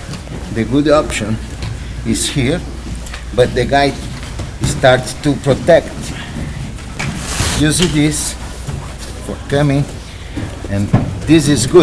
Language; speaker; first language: English; non-native, learner; Portuguese